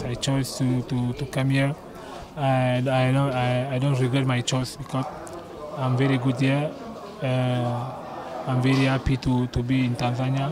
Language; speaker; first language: English; non-native, learner; French